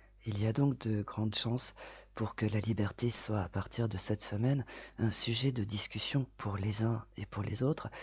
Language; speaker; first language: French; native; French